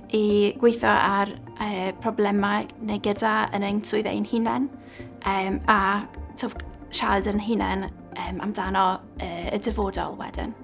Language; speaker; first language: Welsh; non-native, local second language; English